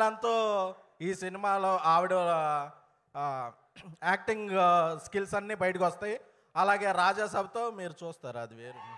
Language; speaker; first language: Telugu; native; Telugu